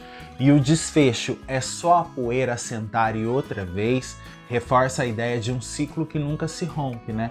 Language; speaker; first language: Portuguese; native; Portuguese